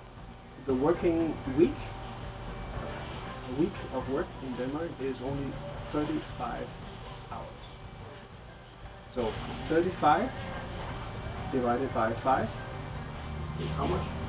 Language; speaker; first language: English; non-native, fluent; Danish